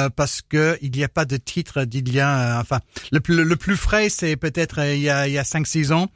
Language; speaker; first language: French; non-native, fluent; English